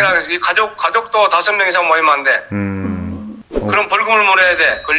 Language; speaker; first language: Korean; native; Korean